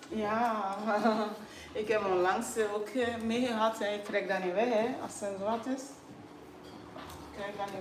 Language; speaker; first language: Dutch; non-native, fluent; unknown